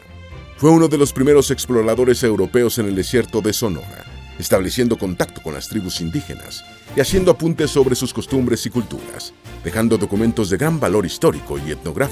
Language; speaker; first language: Spanish; native; Spanish